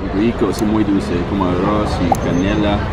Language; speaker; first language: Spanish; non-native, fluent; English